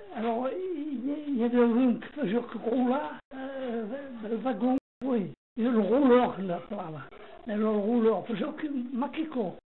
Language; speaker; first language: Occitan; native; Occitan